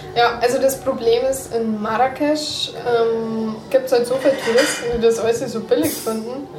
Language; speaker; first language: German; native; German